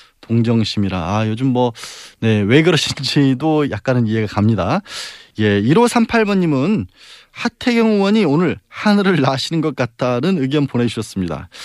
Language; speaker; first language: Korean; native; Korean